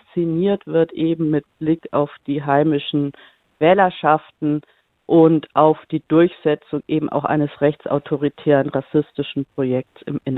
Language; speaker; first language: German; native; German